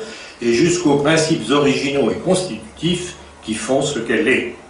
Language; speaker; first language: French; native; French